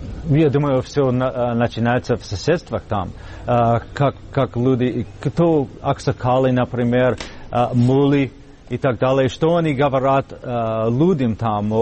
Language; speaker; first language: Russian; non-native, learner; English